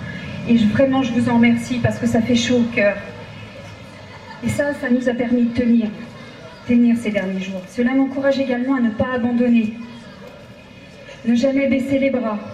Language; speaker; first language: French; native; French